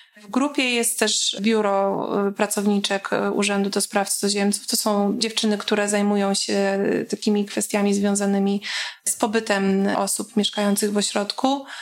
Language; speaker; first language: Polish; native; Polish